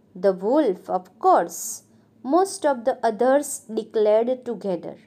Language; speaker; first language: English; non-native, local second language; Gujarati